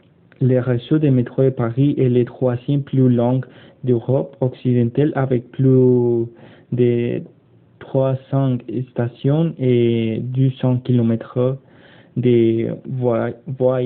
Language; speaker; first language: French; non-native, learner; Spanish